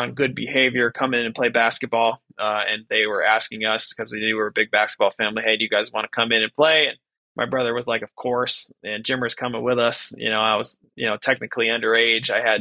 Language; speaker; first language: English; native; English